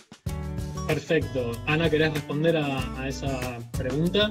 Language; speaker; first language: Spanish; native; Spanish